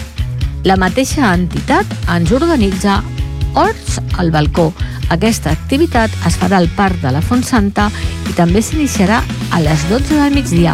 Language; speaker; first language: Catalan; native; Catalan